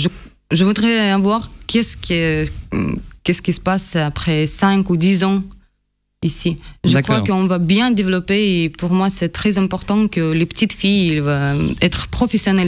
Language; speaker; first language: French; non-native, learner; Russian